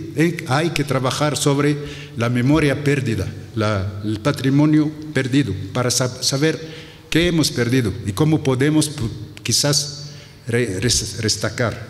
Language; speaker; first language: Spanish; non-native, fluent; Arabic